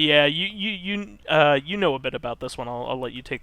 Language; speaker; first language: English; native; English